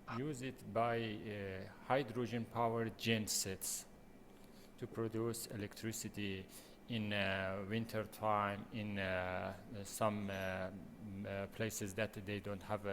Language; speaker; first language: English; non-native, fluent; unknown